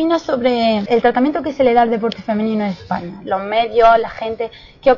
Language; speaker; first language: Spanish; native; Spanish